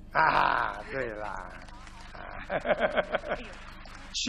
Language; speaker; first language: Chinese; native; Chinese